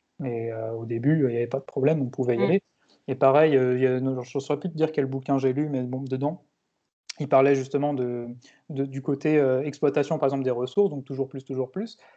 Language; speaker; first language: French; native; French